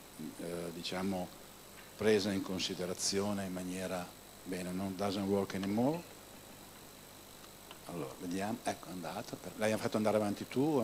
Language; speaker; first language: Italian; native; Italian